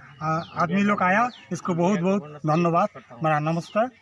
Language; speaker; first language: Hindi; non-native, local second language; Bangla